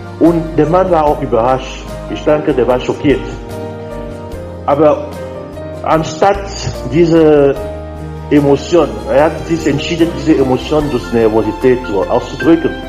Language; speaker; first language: German; non-native, learner; French